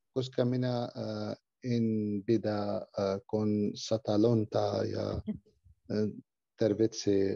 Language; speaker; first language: Finnish; non-native, learner; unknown